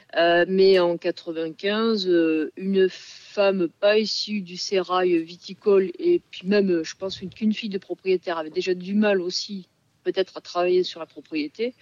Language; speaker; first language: French; native; French